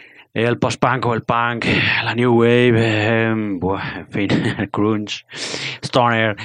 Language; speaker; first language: Spanish; native; Spanish